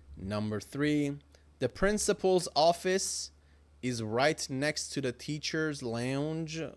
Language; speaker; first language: English; non-native, fluent; Persian